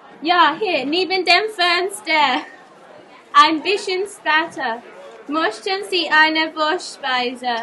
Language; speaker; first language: German; non-native, learner; English